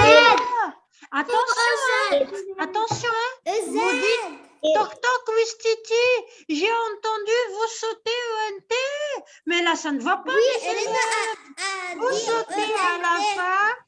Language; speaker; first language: French; non-native, local second language; Arabic